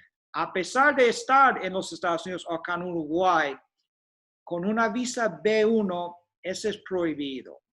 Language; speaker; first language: Spanish; non-native, fluent; English